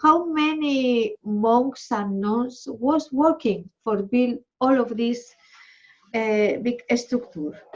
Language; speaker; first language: English; non-native, learner; Spanish